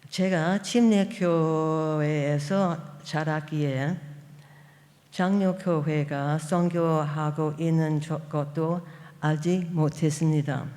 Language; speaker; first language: Korean; non-native, fluent; English